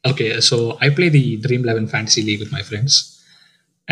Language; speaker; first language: English; non-native, local second language; Tamil